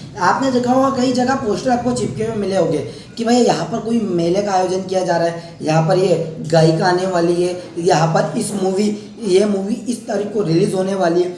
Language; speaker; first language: Hindi; native; Hindi